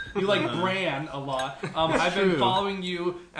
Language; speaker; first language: English; native; English